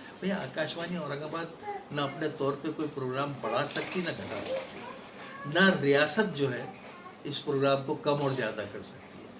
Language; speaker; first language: Urdu; native; Urdu